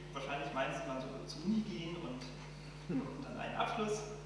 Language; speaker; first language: German; native; German